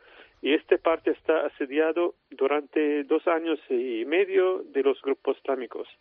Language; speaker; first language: Spanish; non-native, fluent; Arabic